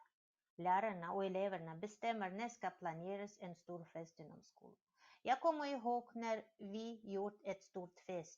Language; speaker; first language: Swedish; non-native, learner; Russian